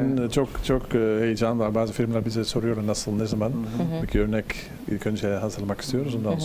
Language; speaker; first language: Turkish; non-native, learner; Dutch